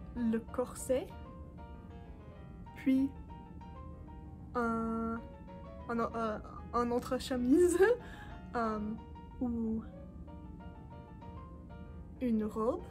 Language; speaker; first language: French; non-native, learner; English